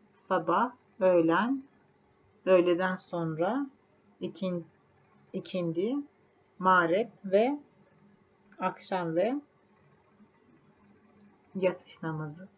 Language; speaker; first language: Turkish; non-native, fluent; Persian